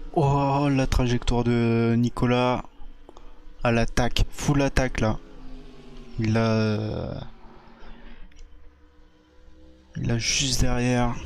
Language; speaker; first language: French; native; French